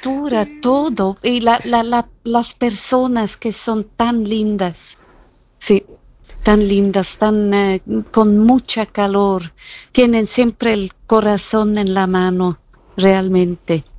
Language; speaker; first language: Spanish; non-native, fluent; German